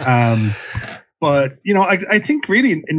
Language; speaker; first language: English; native; English